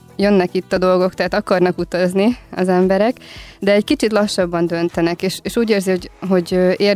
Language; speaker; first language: Hungarian; native; Hungarian